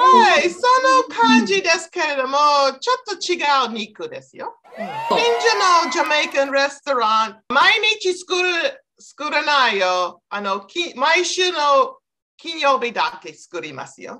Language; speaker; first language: Japanese; non-native, learner; English